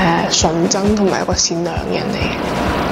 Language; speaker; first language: Cantonese; native; Cantonese